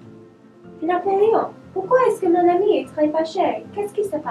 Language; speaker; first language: French; non-native, learner; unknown